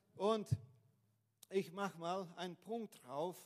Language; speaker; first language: German; non-native, fluent; Portuguese